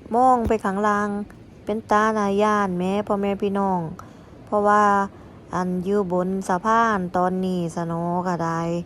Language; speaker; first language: Thai; native; Thai